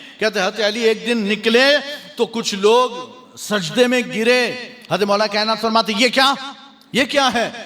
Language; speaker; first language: Urdu; native; Urdu